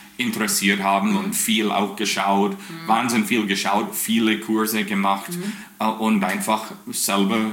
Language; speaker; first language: German; early bilingual, heritage; English